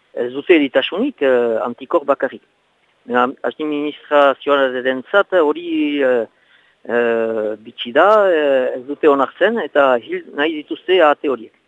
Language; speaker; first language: Basque; native; Basque